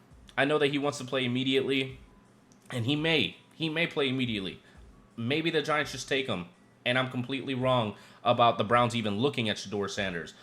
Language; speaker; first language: English; native; English